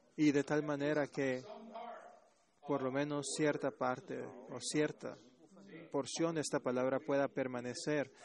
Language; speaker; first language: Spanish; non-native, fluent; Chinese